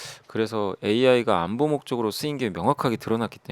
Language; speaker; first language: Korean; native; Korean